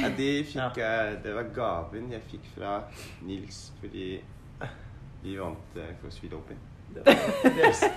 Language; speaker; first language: Norwegian; non-native, fluent; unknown